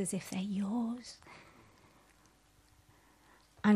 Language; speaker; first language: English; native; English